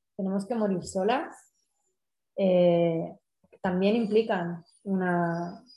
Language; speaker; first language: Spanish; native; Spanish